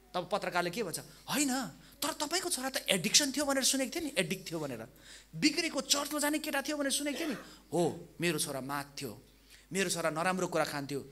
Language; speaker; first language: Nepali; non-native, local second language; Limburgish